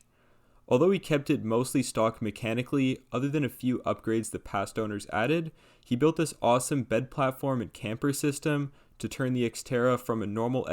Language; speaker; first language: English; native; English